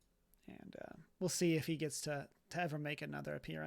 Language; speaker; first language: English; native; English